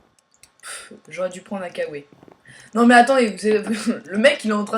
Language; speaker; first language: French; native; French